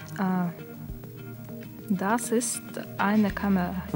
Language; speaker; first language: German; non-native, learner; Russian